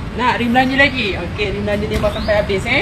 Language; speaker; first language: Malay; native; Malay